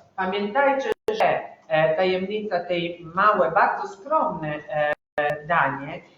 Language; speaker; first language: Polish; non-native, learner; Italian